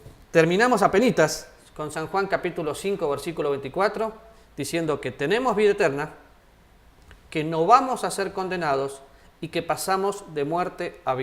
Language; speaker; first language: Spanish; native; Spanish